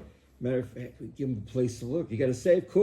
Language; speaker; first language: English; native; English